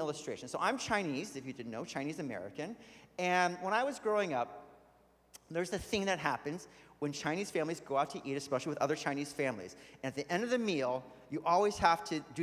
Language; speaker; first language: English; native; English